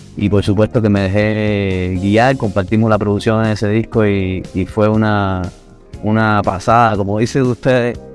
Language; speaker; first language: Spanish; native; Spanish